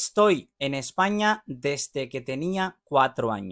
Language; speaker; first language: Spanish; non-native, fluent; Urdu